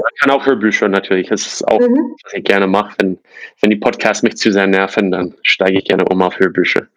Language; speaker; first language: German; non-native, fluent; English